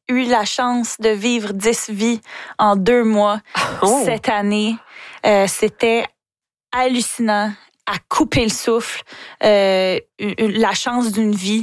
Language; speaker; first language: French; native; French